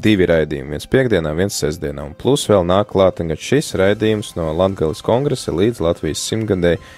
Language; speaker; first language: Latvian; native; Latvian